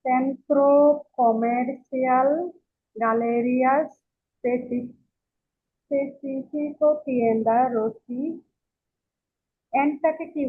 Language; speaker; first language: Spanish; non-native, learner; Bangla